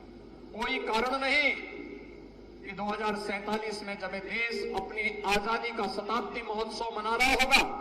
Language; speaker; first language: Hindi; native; Hindi